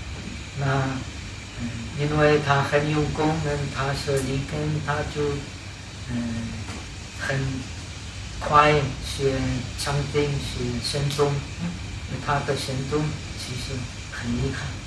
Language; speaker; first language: Chinese; non-native, fluent; Czech